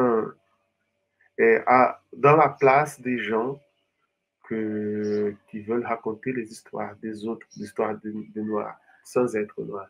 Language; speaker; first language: French; non-native, fluent; Portuguese